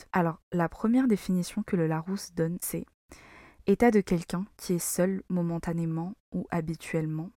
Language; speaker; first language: French; non-native, local second language; Malagasy